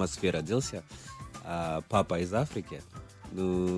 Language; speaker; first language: Russian; early bilingual, other home language; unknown